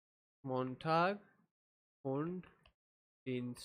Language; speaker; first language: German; non-native, fluent; Urdu